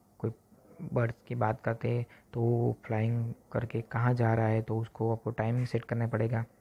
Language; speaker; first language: Hindi; non-native, local second language; Gujarati